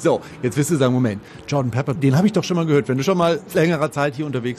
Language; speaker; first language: German; native; German